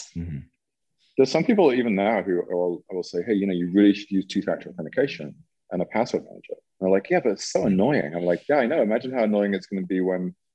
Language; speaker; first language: English; native; English